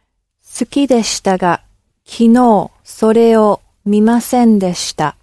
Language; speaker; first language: Japanese; non-native, learner; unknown